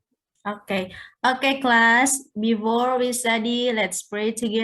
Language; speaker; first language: English; non-native, fluent; Indonesian